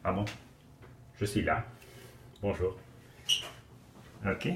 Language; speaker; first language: French; non-native, fluent; Italian